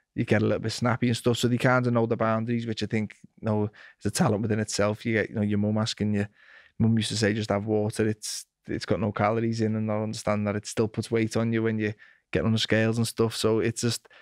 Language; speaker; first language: English; native; English